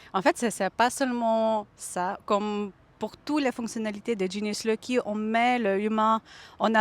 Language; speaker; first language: French; non-native, fluent; Lithuanian